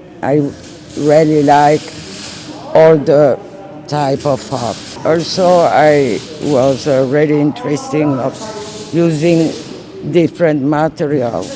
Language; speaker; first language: English; non-native, learner; French